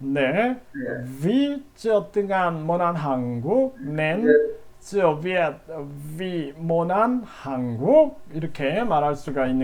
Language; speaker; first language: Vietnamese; non-native, learner; Korean